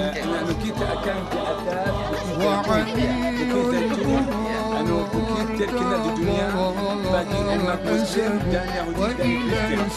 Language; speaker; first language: Indonesian; non-native, learner; Arabic